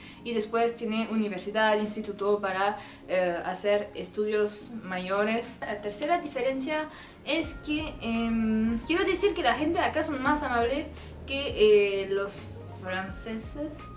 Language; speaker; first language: Spanish; non-native, learner; French